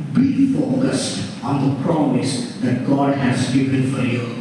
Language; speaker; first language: English; non-native, local second language; Telugu